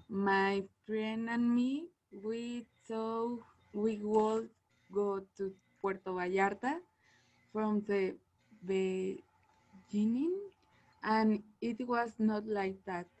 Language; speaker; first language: English; non-native, learner; Spanish